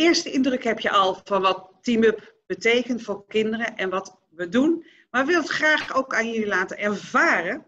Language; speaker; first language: Dutch; native; Dutch